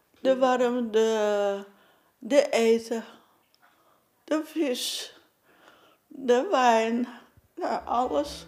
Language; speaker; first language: Dutch; non-native, learner; Portuguese